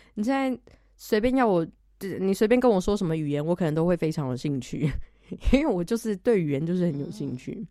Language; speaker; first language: Chinese; native; Chinese